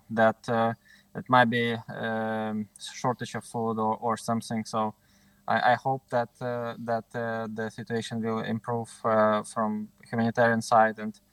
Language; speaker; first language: English; non-native, fluent; Ukrainian